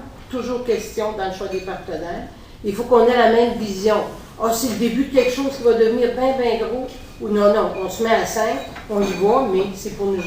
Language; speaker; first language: French; native; French